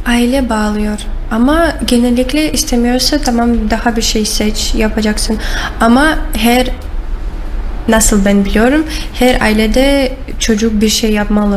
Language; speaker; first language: Turkish; non-native, learner; Russian